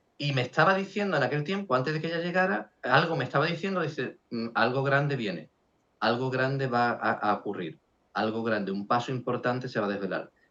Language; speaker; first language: Spanish; native; Spanish